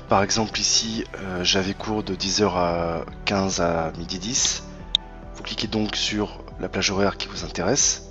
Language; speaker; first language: French; native; French